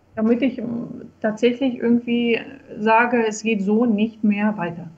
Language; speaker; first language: German; native; German